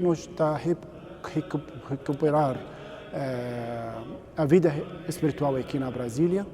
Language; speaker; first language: Portuguese; non-native, learner; Arabic